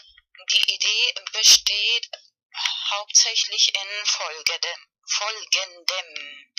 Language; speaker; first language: German; non-native, learner; Spanish